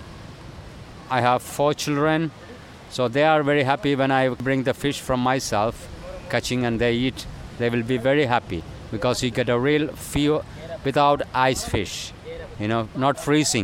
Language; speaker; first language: English; non-native, local second language; Malayalam